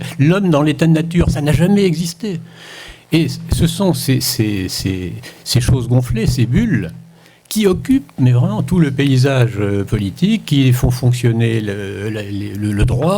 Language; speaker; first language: French; native; French